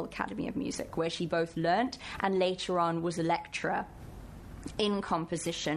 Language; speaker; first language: English; native; English